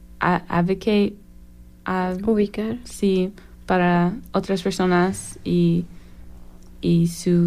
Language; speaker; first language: Spanish; non-native, learner; English